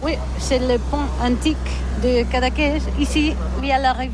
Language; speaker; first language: French; non-native, learner; Catalan